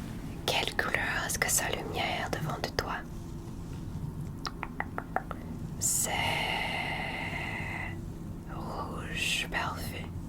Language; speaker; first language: French; non-native, learner; English